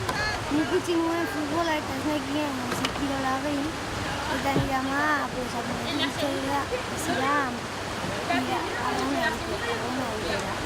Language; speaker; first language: Basque; non-native, local second language; Spanish